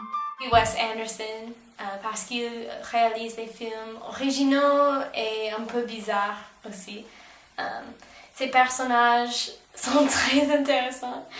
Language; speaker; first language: French; non-native, learner; English